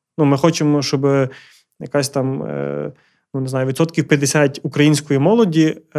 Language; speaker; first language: Ukrainian; early bilingual, heritage; Ukrainian